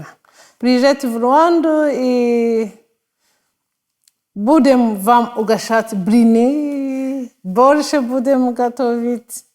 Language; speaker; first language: Russian; non-native, fluent; Kinyarwanda